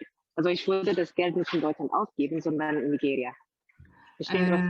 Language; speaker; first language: German; non-native, fluent; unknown